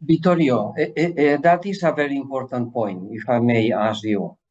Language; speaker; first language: English; non-native, fluent; Spanish